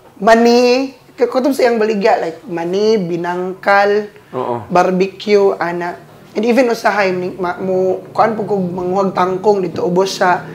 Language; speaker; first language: Cebuano; native; Cebuano